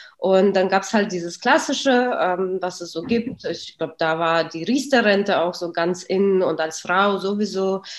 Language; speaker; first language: German; early bilingual, other home language; Russian